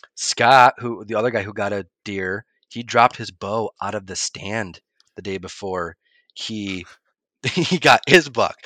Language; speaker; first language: English; native; English